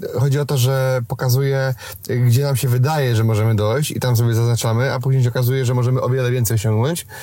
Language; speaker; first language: Polish; native; Polish